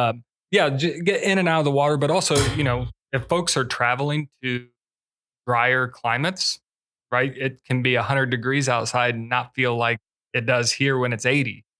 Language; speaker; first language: English; native; English